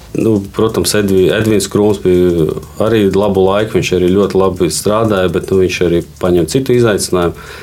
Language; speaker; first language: Latvian; non-native, local second language; Russian